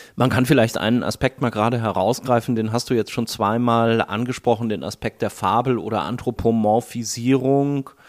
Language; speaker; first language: German; native; German